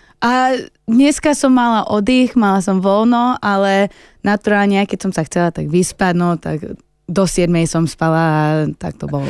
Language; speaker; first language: Slovak; early bilingual, heritage; Slovak